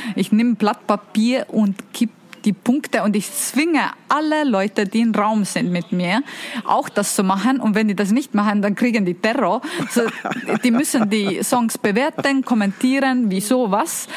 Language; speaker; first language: German; non-native, fluent; Estonian